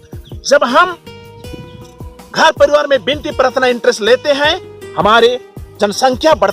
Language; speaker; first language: Hindi; non-native, local second language; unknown